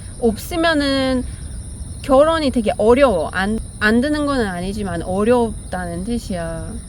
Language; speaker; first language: Korean; non-native, fluent; Persian